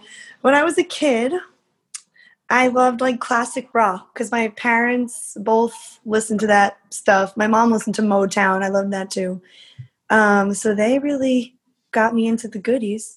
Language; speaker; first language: English; native; English